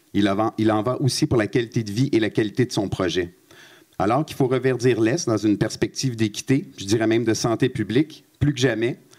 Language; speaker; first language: French; native; French